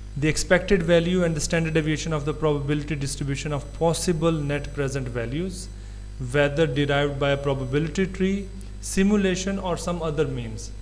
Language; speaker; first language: English; non-native, local second language; Urdu